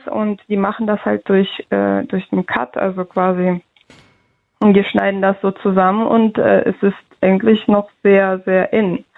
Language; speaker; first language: German; early bilingual, other home language; Russian